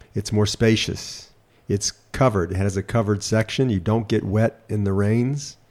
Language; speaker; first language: English; native; English